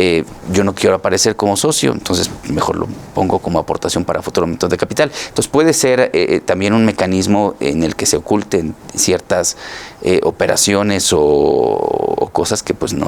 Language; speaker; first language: Spanish; native; Spanish